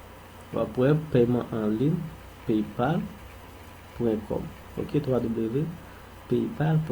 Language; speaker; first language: French; non-native, local second language; Haitian Creole